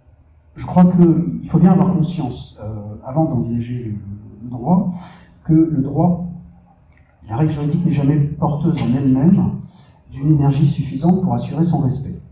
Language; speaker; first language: French; native; French